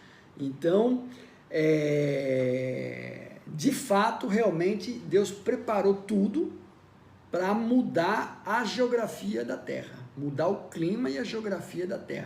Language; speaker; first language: Portuguese; native; Portuguese